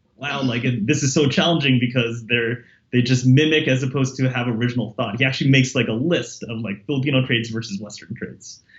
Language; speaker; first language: English; native; English